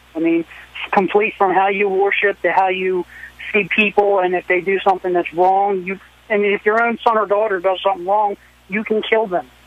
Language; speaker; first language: English; native; English